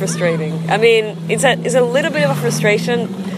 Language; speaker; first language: English; non-native, fluent; Spanish